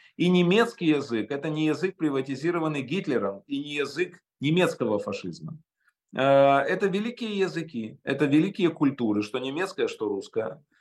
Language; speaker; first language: Russian; native; Russian